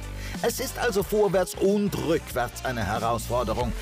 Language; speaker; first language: German; native; German